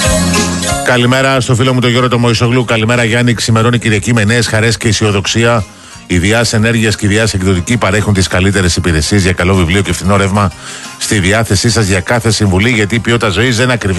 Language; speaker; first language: Greek; native; Greek